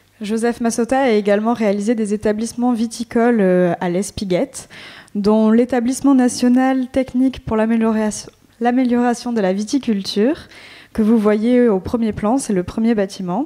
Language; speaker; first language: French; native; French